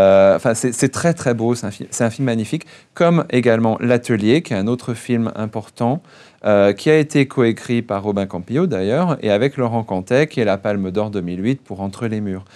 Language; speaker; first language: French; native; French